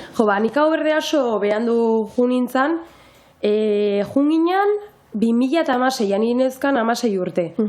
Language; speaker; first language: Basque; non-native, local second language; Spanish